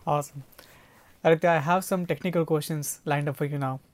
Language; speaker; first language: English; non-native, local second language; Hindi